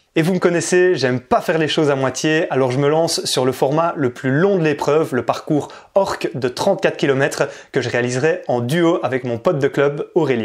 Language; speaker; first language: French; native; French